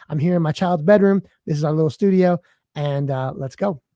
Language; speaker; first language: English; native; English